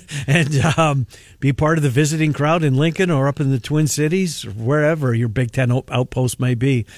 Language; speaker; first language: English; native; English